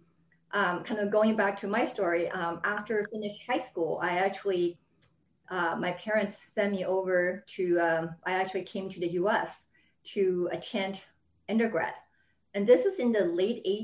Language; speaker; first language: English; non-native, fluent; Chinese